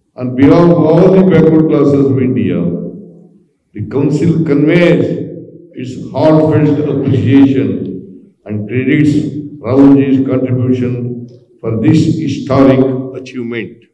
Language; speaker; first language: English; non-native, local second language; Kannada